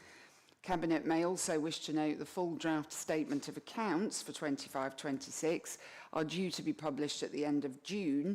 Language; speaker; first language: English; native; English